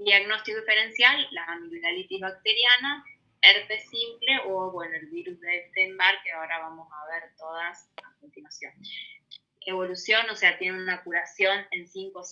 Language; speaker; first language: Spanish; native; Spanish